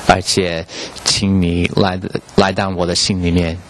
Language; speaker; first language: Chinese; non-native, learner; English